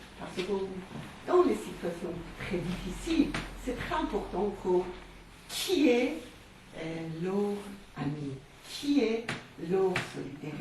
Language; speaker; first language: French; non-native, fluent; Persian